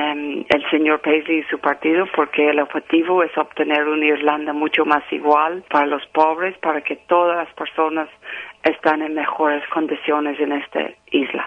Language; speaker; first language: Spanish; non-native, fluent; English